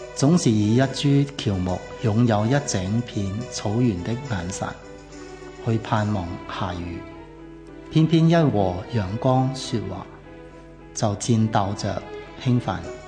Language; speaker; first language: Cantonese; non-native, fluent; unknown